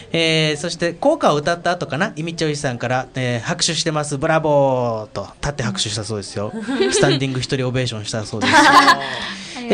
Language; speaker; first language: Japanese; native; Japanese